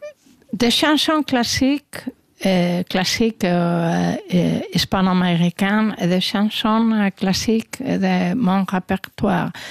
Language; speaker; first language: French; non-native, learner; Spanish